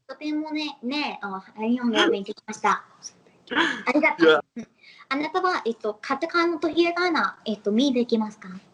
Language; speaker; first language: Japanese; non-native, learner; English